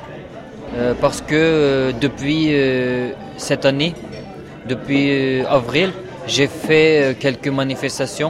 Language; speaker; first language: French; non-native, learner; Uyghur